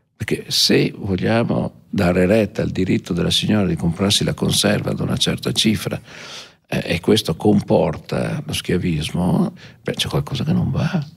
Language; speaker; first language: Italian; native; Italian